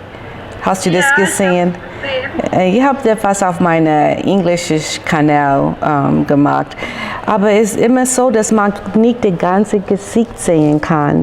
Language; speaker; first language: German; non-native, learner; English